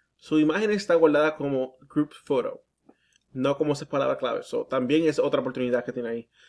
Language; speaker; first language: Spanish; early bilingual, heritage; Spanish